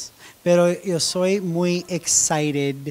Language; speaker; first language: Spanish; non-native, learner; English